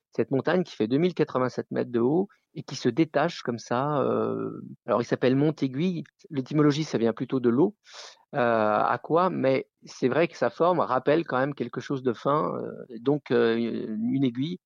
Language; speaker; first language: French; native; French